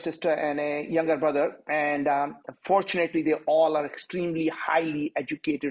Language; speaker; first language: English; non-native, local second language; Hindi